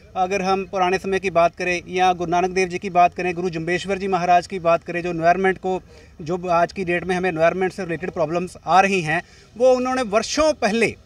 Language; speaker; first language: Hindi; native; Hindi